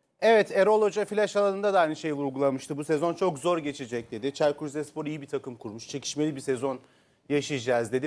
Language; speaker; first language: Turkish; native; Turkish